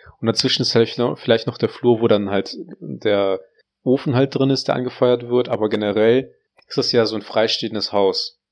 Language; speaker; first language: German; early bilingual, other home language; Russian